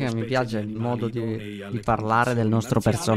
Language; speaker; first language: Italian; native; Italian